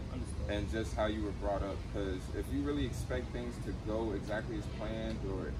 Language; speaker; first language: English; native; English